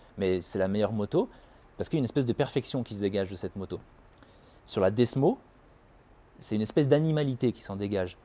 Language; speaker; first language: French; native; French